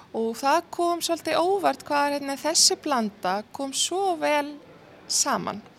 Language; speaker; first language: Icelandic; non-native, fluent; Arabic